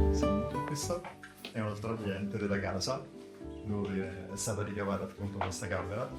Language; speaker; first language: Italian; native; Italian